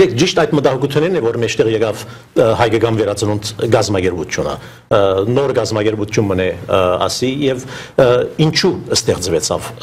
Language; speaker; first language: Armenian; native; Armenian